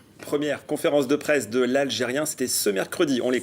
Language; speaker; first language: French; native; French